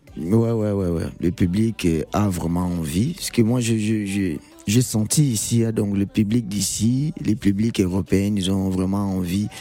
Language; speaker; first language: French; non-native, local second language; Lingala